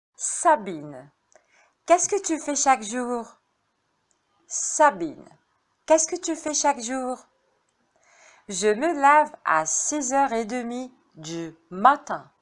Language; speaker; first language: French; non-native, fluent; Arabic